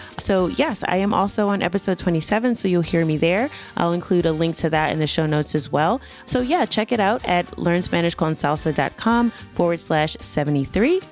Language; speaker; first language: English; native; English